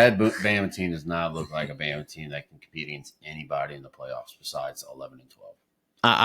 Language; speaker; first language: English; native; English